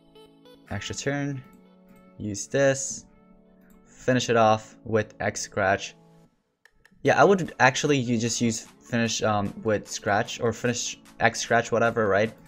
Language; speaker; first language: English; native; English